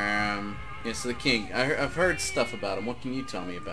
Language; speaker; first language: English; native; English